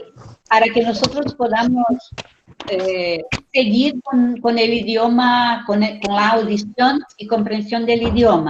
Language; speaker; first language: Spanish; non-native, fluent; Portuguese